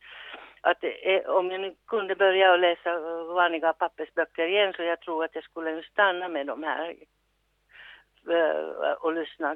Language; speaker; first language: Swedish; non-native, local second language; Finnish